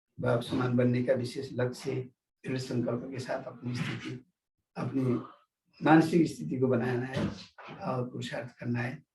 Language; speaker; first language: Hindi; non-native, fluent; Nepali